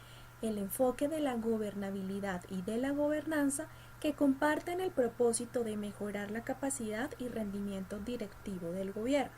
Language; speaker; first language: Spanish; native; Spanish